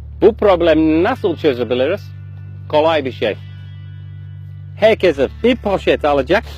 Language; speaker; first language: Turkish; non-native, learner; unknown